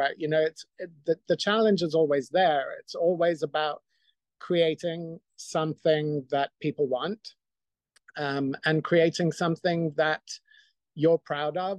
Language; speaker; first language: English; native; English